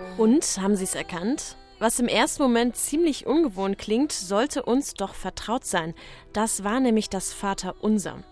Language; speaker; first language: German; native; German